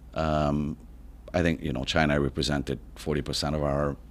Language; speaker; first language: English; non-native, fluent; French